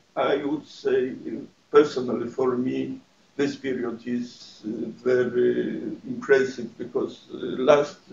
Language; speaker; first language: English; non-native, fluent; Polish